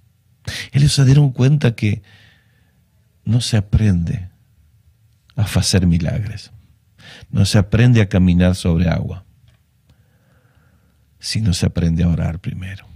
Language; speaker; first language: Spanish; non-native, fluent; Portuguese